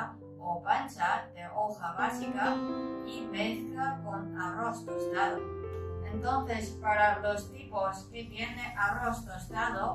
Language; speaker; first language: Spanish; non-native, learner; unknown